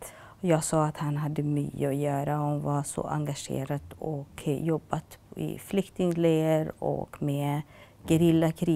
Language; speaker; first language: Norwegian; non-native, fluent; Tigrinya